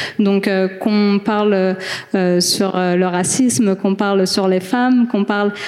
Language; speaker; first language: French; native; French